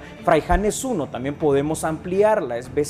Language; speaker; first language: Spanish; native; Spanish